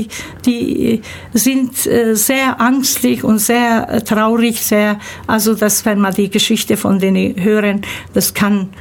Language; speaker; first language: German; early bilingual, other home language; Turkish